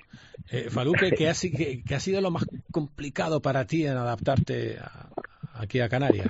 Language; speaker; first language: Spanish; native; Spanish